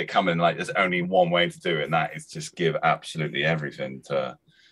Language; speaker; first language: English; native; English